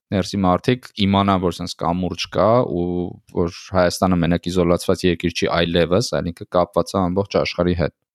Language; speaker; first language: Armenian; native; Armenian